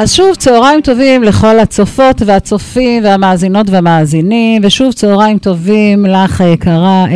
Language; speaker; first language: Hebrew; native; Hebrew